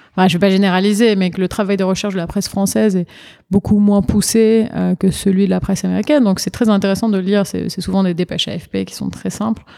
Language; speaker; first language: French; native; French